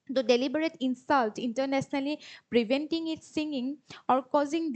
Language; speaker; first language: English; non-native, local second language; Assamese